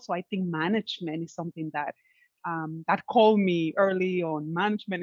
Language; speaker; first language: English; non-native, fluent; Spanish